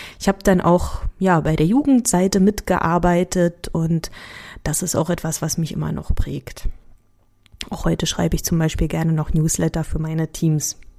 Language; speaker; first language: German; native; German